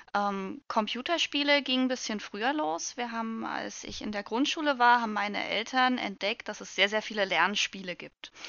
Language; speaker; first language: German; native; German